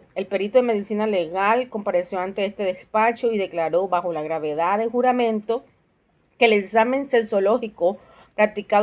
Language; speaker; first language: Spanish; native; Spanish